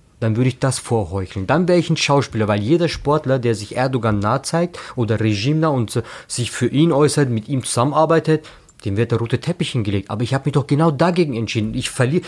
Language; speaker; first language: German; early bilingual, other home language; Turkish